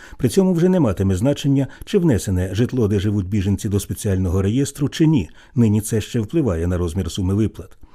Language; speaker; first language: Ukrainian; native; Ukrainian